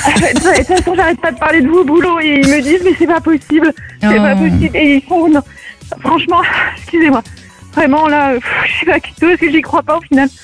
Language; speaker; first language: French; native; French